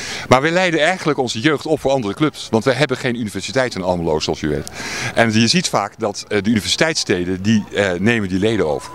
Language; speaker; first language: Dutch; native; Dutch